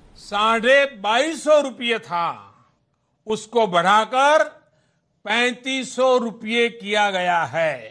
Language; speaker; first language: Hindi; non-native, local second language; Gujarati